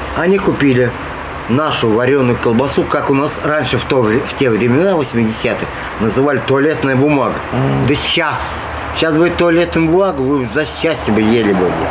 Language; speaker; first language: Russian; native; Russian